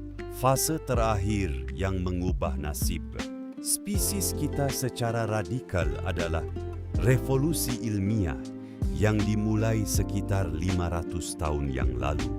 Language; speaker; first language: Indonesian; native; Indonesian